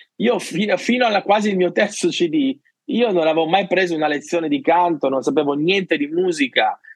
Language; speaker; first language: Italian; native; Italian